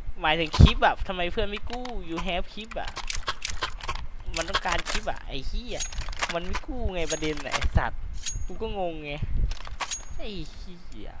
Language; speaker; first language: Thai; native; Thai